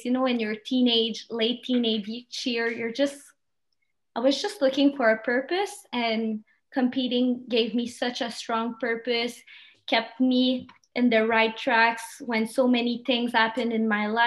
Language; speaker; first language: English; non-native, fluent; French